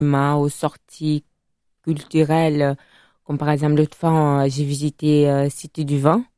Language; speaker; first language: French; non-native, fluent; Italian